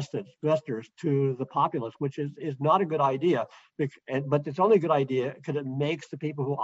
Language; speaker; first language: English; native; English